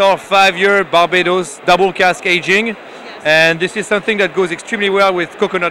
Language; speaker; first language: English; non-native, fluent; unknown